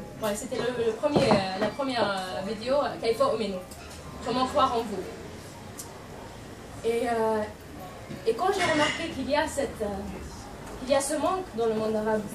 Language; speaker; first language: French; non-native, fluent; Arabic